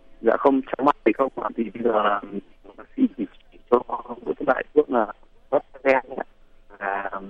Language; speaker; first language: Vietnamese; native; Vietnamese